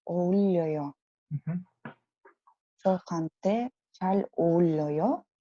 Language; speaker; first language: Korean; non-native, learner; Kazakh